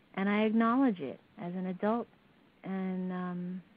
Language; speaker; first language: English; native; English